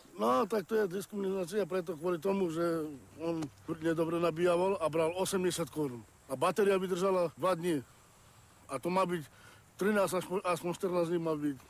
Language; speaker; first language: Slovak; non-native, local second language; Romany